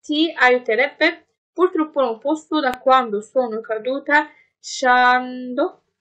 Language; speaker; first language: Italian; non-native, fluent; Arabic